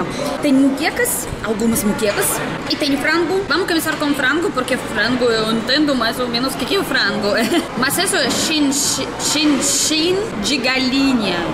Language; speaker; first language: Portuguese; non-native, learner; Russian